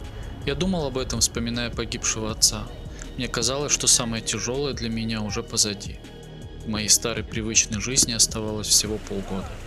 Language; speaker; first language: Russian; native; Russian